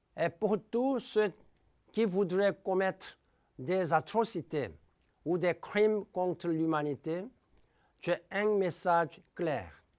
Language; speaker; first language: French; non-native, fluent; Korean